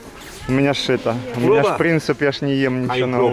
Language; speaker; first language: Russian; native; Russian